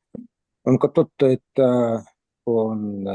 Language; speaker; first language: Finnish; non-native, learner; Russian